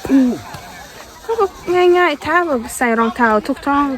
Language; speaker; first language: Thai; non-native, learner; English